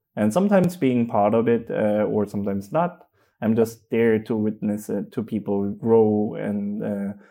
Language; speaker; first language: English; non-native, fluent; Korean